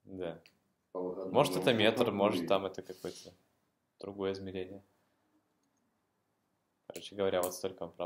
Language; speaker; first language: Russian; native; Russian